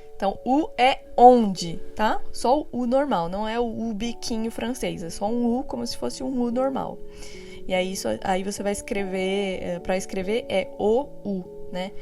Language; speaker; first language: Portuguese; native; Portuguese